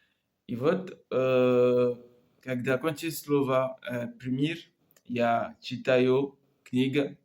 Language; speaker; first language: Russian; non-native, learner; Comorian